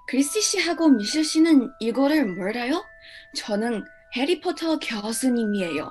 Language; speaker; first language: Korean; non-native, learner; English